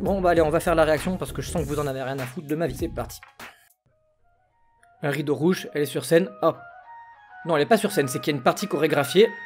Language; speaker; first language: French; native; French